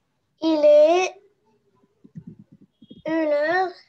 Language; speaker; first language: French; non-native, learner; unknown